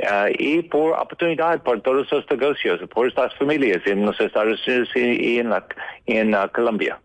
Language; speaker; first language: Spanish; non-native, learner; English